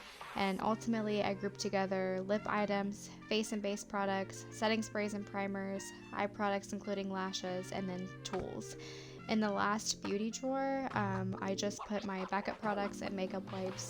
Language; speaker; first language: English; native; English